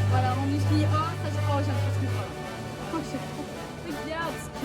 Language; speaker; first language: French; native; French